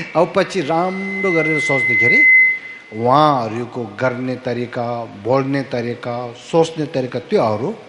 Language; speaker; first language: Nepali; non-native, fluent; Tibetan